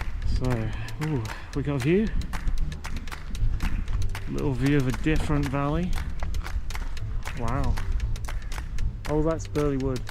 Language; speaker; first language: English; native; English